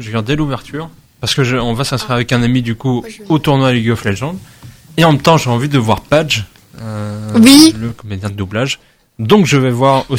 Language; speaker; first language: French; native; French